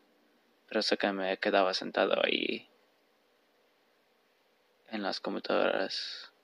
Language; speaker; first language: Spanish; early bilingual, heritage; Spanish